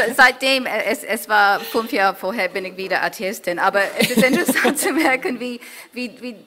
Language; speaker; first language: German; non-native, fluent; English